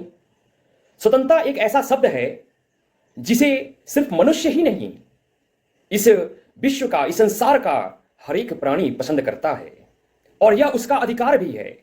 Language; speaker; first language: Hindi; native; Hindi